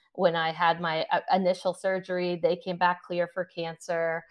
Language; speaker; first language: English; native; English